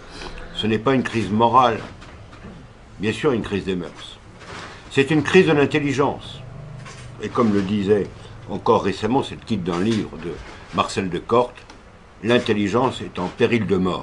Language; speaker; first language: French; native; French